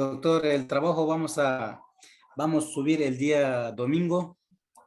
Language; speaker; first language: Spanish; non-native, local second language; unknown